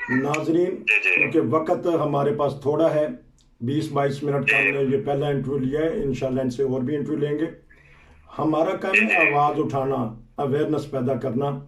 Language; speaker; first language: Hindi; non-native, local second language; Punjabi